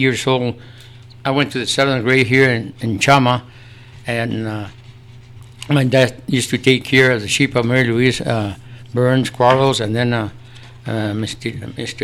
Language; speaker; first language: English; early bilingual, other home language; Spanish